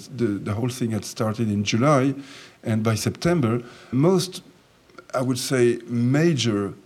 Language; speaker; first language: English; non-native, fluent; French